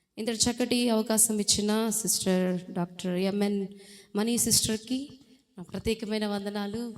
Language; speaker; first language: Telugu; non-native, fluent; Hindi